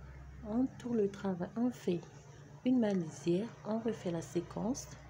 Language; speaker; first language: French; native; French